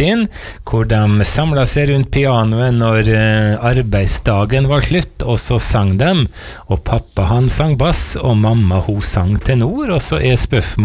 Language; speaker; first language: Norwegian; native; Norwegian